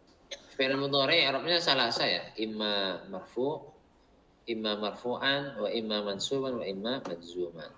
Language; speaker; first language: Arabic; non-native, fluent; Indonesian